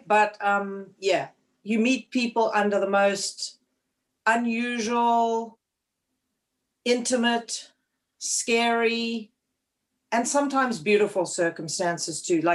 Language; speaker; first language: English; native; English